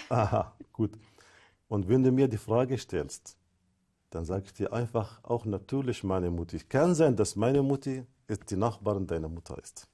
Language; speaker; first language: German; non-native, fluent; Arabic